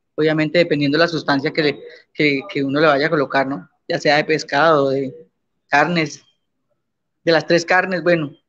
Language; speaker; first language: Spanish; native; Spanish